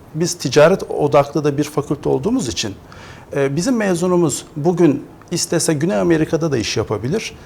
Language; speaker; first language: Turkish; native; Turkish